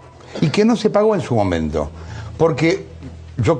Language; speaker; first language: Spanish; native; Spanish